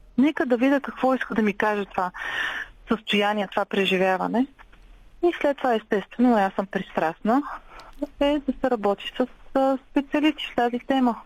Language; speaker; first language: Bulgarian; native; Bulgarian